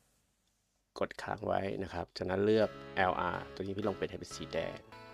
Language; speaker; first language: Thai; native; Thai